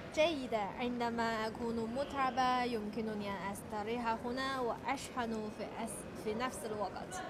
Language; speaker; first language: Arabic; non-native, fluent; Chinese